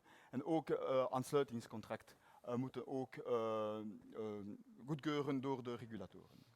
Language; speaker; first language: Dutch; non-native, learner; French